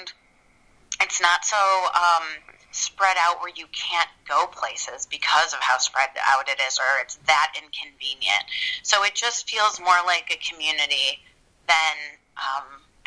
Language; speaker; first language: English; native; English